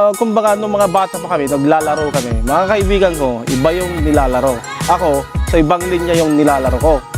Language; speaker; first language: Filipino; non-native, local second language; Iloko